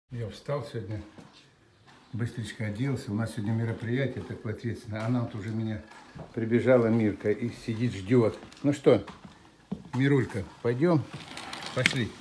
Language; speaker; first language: Russian; native; Russian